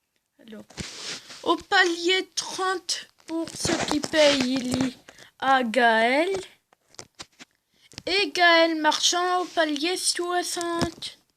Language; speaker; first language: French; native; French